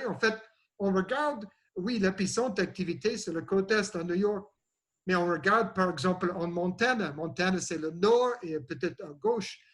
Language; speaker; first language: French; non-native, learner; English